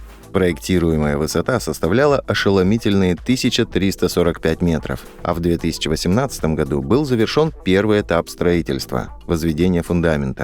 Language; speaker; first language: Russian; native; Russian